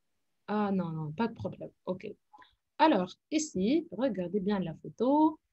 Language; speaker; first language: French; non-native, fluent; Arabic